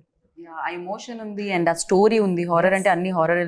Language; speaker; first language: Telugu; native; Telugu